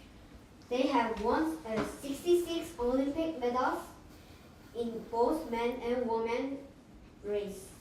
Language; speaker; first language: English; non-native, fluent; Korean